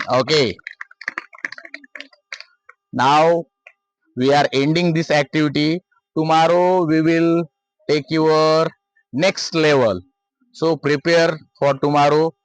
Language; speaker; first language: English; non-native, local second language; Marathi